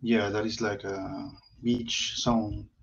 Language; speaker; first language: English; non-native, learner; Spanish